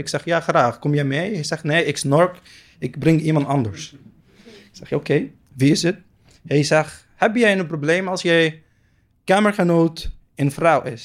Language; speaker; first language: Dutch; non-native, learner; Arabic